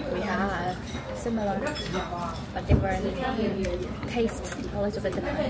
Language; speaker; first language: English; non-native, fluent; Chinese